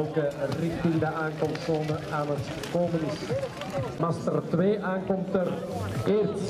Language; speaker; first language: Dutch; native; Dutch